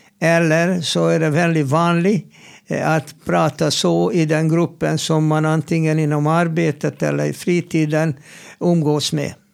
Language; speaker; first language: Swedish; non-native, fluent; Hungarian